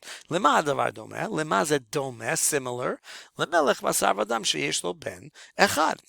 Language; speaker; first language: Hebrew; non-native, fluent; English